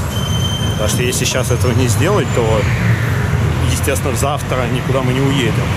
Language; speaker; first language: Russian; native; Russian